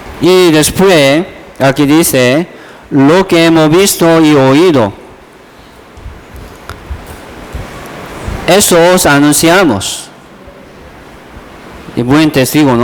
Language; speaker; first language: Spanish; non-native, fluent; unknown